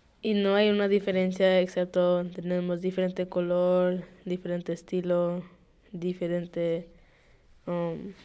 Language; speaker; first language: Spanish; early bilingual, heritage; Spanish